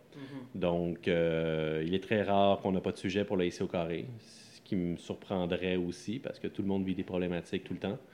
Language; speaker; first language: French; native; French